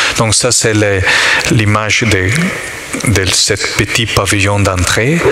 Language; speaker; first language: French; non-native, learner; Italian